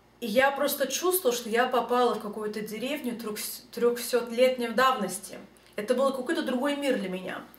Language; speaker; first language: Russian; early bilingual, heritage; Russian